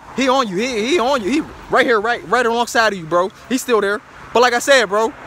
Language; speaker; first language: English; native; English